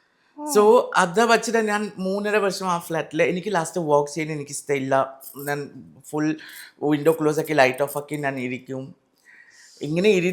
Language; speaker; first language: Malayalam; non-native, learner; Assamese